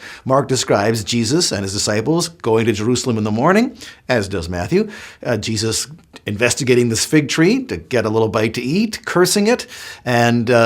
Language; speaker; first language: English; native; English